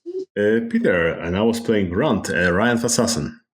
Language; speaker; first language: English; non-native, fluent; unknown